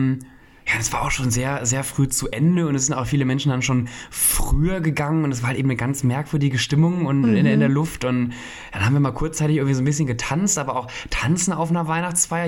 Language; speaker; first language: German; native; German